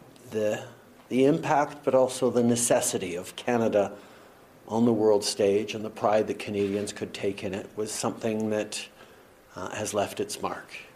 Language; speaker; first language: English; early bilingual, other home language; French